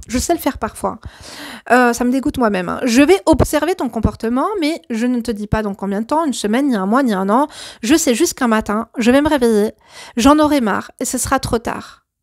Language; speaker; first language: French; native; French